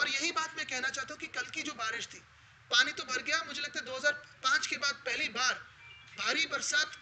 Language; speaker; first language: Hindi; non-native, local second language; Marathi